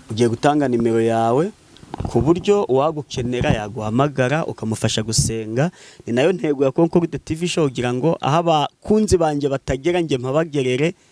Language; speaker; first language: Kinyarwanda; native; Kinyarwanda